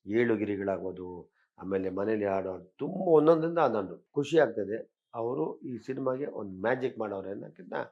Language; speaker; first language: Kannada; native; Kannada